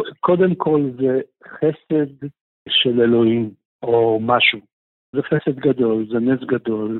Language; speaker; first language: Hebrew; non-native, fluent; Russian